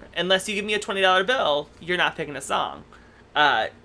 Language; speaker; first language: English; native; English